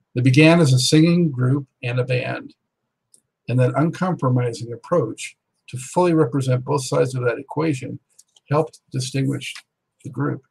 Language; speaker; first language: English; native; English